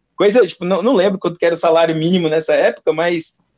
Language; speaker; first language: Portuguese; native; Portuguese